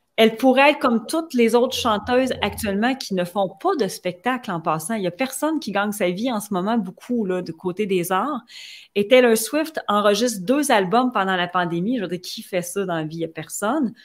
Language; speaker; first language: French; native; French